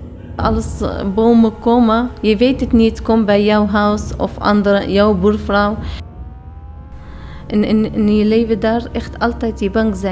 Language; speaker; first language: Dutch; non-native, learner; Arabic